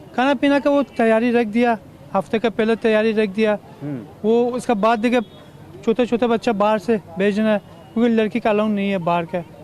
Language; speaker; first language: Hindi; non-native, local second language; Persian